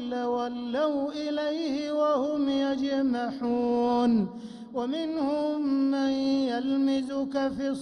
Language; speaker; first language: Arabic; native; Arabic